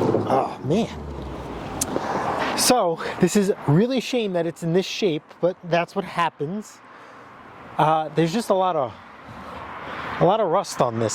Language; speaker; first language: English; native; English